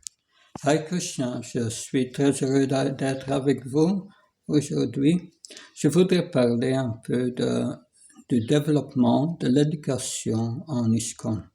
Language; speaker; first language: French; non-native, fluent; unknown